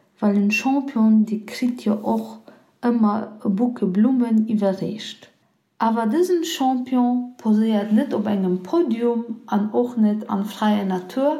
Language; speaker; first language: Luxembourgish; non-native, fluent; Polish